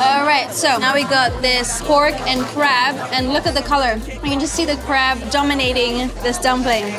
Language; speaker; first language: English; non-native, local second language; Cantonese